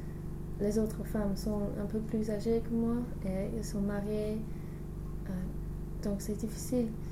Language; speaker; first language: French; non-native, learner; English